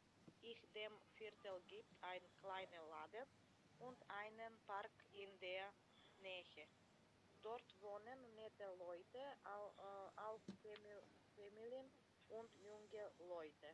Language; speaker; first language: German; non-native, learner; Macedonian